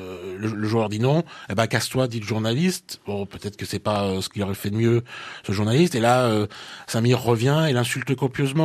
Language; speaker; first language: French; native; French